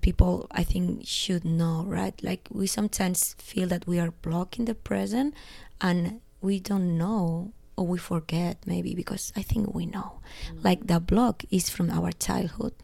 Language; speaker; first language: English; non-native, fluent; Spanish